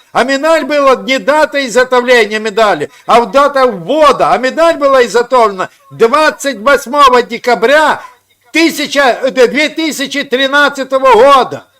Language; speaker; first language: Russian; non-native, local second language; Ukrainian